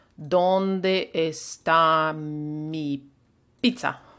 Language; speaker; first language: Spanish; non-native, fluent; Russian